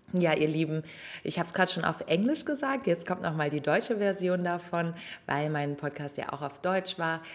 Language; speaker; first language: German; native; German